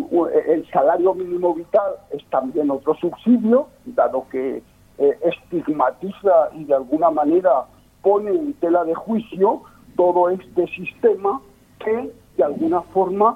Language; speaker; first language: Spanish; native; Spanish